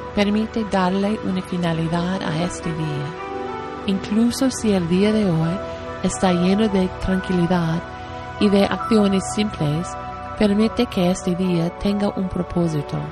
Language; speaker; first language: Spanish; non-native, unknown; English